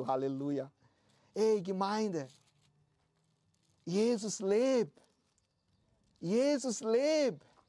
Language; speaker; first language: German; non-native, fluent; Portuguese